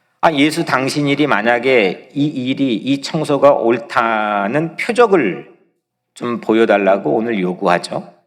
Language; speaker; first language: Korean; native; Korean